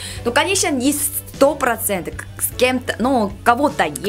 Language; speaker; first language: Russian; non-native, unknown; Korean